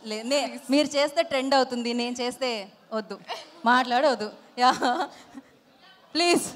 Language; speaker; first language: Telugu; native; Telugu